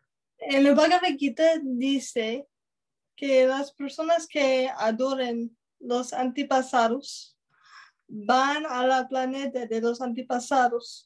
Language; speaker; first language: Spanish; non-native, learner; English